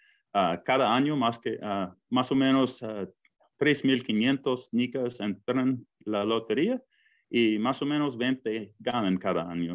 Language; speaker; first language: Spanish; non-native, fluent; English